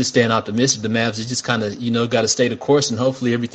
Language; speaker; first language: English; native; English